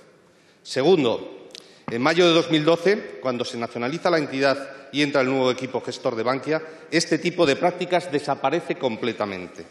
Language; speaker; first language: Spanish; native; Spanish